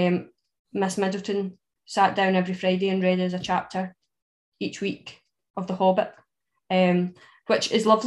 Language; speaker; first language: English; native; English